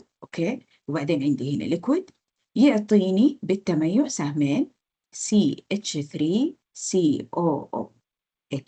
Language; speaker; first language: Arabic; native; Arabic